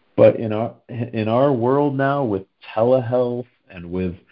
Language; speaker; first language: English; native; English